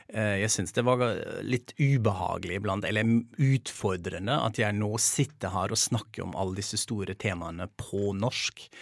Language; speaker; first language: Norwegian; non-native, fluent; German